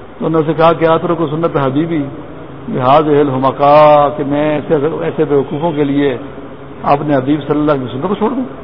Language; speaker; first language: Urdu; non-native, local second language; Pashto